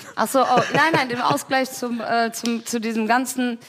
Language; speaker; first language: German; early bilingual, other home language; Tigrinya